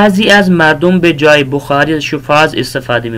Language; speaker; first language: Persian; non-native, fluent; Urdu